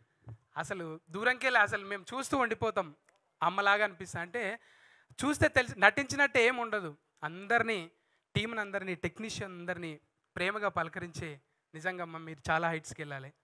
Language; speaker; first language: Telugu; native; Telugu